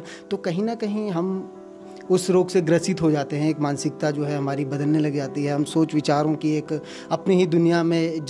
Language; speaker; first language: Hindi; native; Hindi